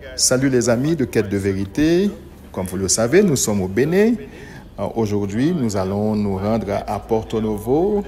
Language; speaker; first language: French; non-native, local second language; Haitian Creole